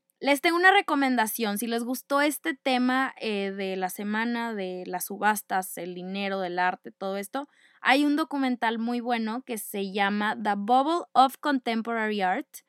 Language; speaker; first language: Spanish; native; Spanish